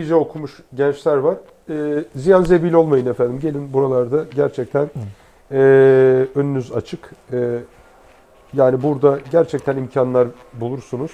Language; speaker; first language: Turkish; native; Turkish